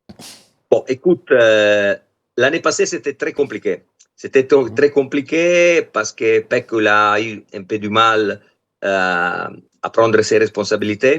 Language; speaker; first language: French; non-native, fluent; Italian